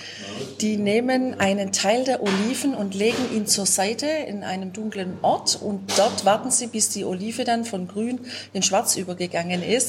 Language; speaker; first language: German; native; German